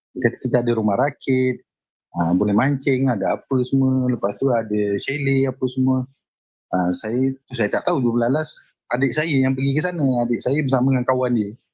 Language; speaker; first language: Malay; native; Malay